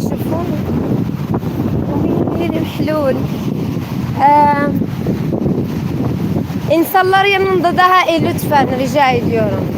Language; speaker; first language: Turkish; non-native, learner; Arabic